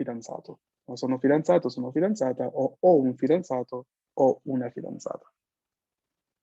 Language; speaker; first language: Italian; non-native, fluent; Spanish